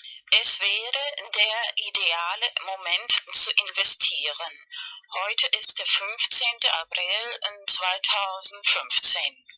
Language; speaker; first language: German; non-native, learner; Spanish